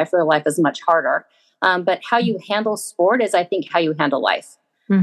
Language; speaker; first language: English; native; English